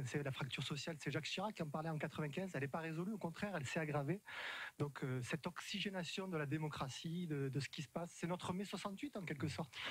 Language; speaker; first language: French; native; French